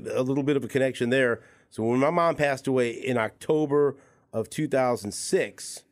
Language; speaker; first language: English; early bilingual, other home language; Spanish